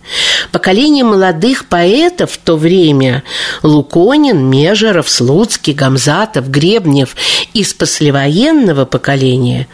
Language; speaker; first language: Russian; native; Russian